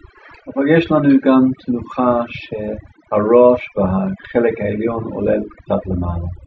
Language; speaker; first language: Hebrew; non-native, fluent; English